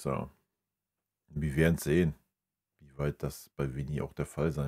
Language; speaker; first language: German; native; German